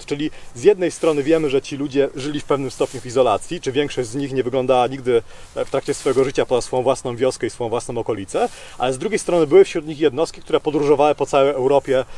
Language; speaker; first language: Polish; native; Polish